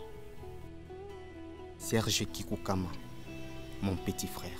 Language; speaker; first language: French; non-native, local second language; Lingala